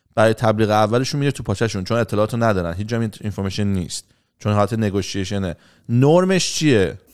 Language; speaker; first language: Persian; native; Persian